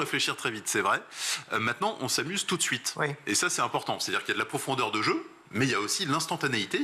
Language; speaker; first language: French; native; French